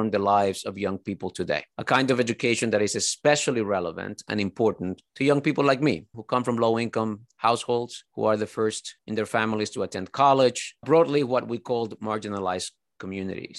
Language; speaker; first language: English; early bilingual, other home language; Spanish